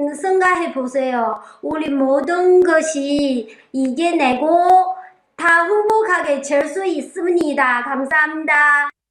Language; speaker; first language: Korean; non-native, learner; Chinese